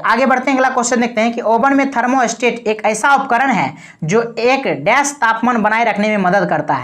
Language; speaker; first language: Hindi; native; Hindi